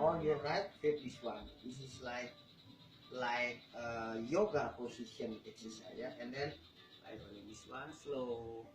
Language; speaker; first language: English; non-native, learner; Indonesian